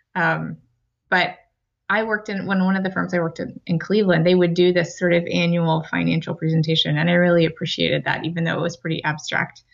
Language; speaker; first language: English; native; English